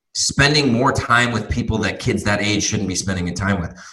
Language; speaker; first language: English; native; English